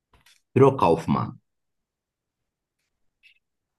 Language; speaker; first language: German; non-native, learner; Turkish